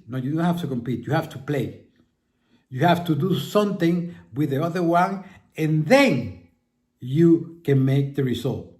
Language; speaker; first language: English; non-native, fluent; Spanish